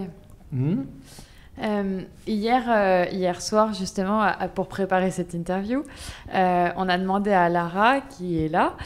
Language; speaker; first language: French; native; French